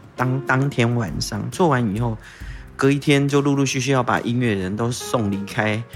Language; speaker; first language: Chinese; non-native, local second language; Min Nan Chinese